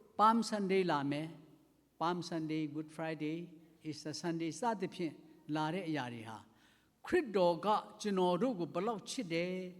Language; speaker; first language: Burmese; non-native, local second language; Tedim Chin